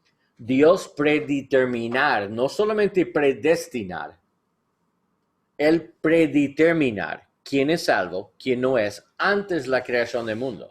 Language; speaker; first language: Spanish; non-native, learner; English